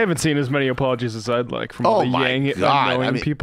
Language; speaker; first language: English; native; English